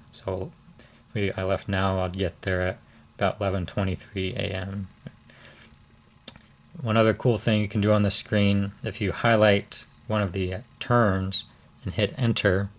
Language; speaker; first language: English; native; English